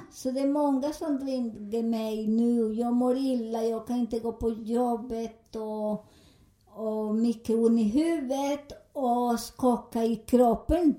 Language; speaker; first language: Swedish; non-native, learner; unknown